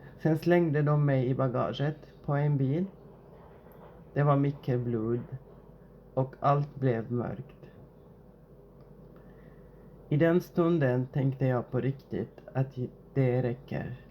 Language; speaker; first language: Swedish; non-native, fluent; Arabic